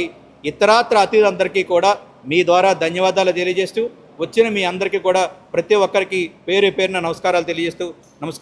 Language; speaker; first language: Telugu; native; Telugu